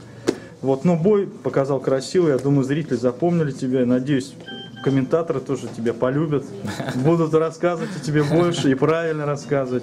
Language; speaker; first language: Russian; native; Russian